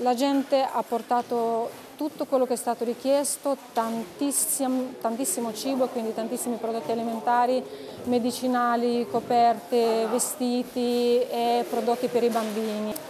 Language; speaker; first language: Italian; non-native, fluent; Ukrainian